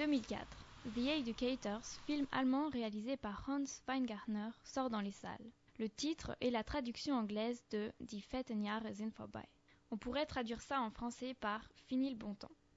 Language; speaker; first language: French; native; French